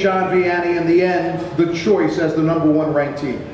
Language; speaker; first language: English; native; English